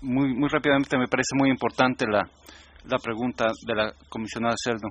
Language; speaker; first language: Spanish; native; Spanish